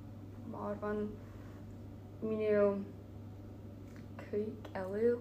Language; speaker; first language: Estonian; non-native, learner; Finnish